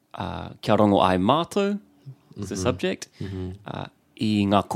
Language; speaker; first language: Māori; non-native, learner; English